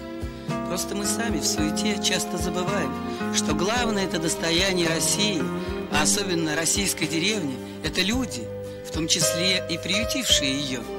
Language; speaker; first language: Russian; native; Russian